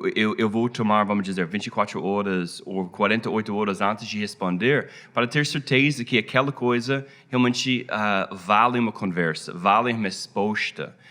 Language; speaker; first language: Portuguese; non-native, fluent; English